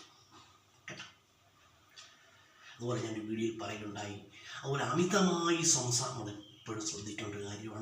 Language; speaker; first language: Malayalam; native; Malayalam